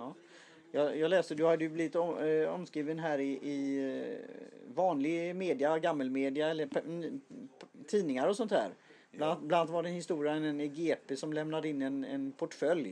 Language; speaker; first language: Swedish; native; Swedish